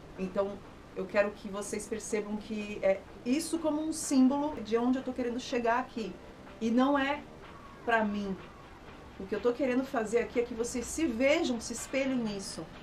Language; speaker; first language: Portuguese; native; Portuguese